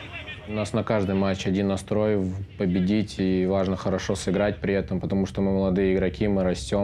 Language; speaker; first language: Russian; native; Russian